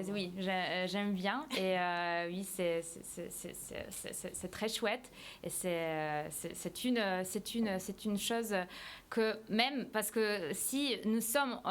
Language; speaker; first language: French; non-native, fluent; Polish